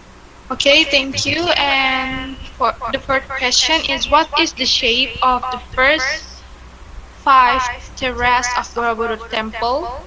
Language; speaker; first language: English; non-native, learner; Indonesian